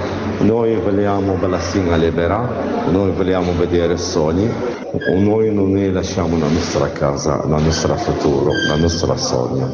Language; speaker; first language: Italian; non-native, learner; Arabic